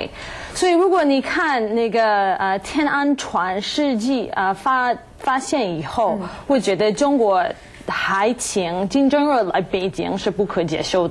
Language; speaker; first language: Chinese; non-native, fluent; English